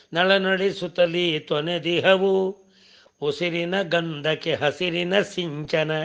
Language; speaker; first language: Kannada; non-native, local second language; Tamil